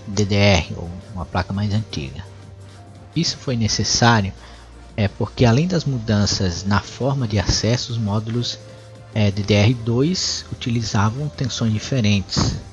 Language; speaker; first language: Portuguese; native; Portuguese